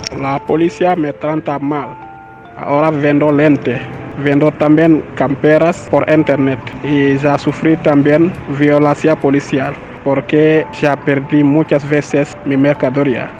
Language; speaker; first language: Spanish; non-native, learner; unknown